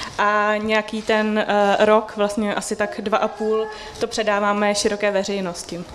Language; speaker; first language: Czech; native; Czech